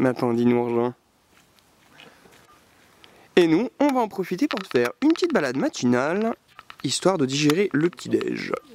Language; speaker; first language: French; native; French